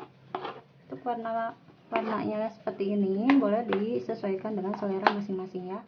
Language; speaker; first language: Indonesian; native; Indonesian